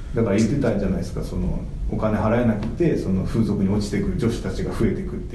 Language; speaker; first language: Japanese; native; Japanese